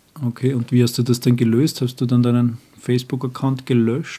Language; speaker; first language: German; native; German